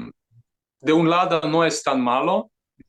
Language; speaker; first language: Spanish; non-native, fluent; Ukrainian